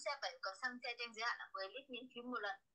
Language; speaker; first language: Vietnamese; native; Vietnamese